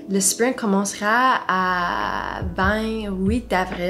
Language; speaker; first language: French; non-native, learner; English